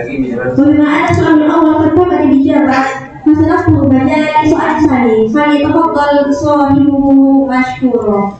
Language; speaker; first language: Arabic; non-native, learner; Indonesian